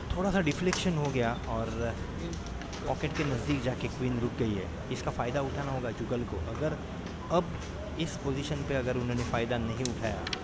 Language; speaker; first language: Hindi; non-native, local second language; Marathi